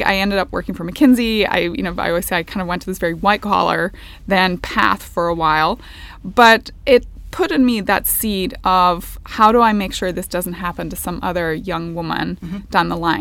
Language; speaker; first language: English; native; English